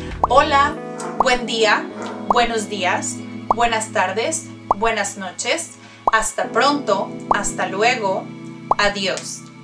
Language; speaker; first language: Spanish; native; Spanish